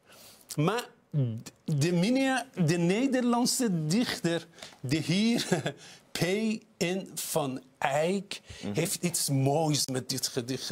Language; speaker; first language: Dutch; non-native, fluent; Persian